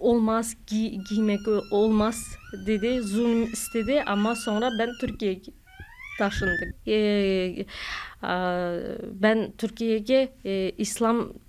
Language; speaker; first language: Turkish; non-native, learner; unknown